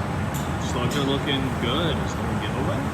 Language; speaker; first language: English; native; English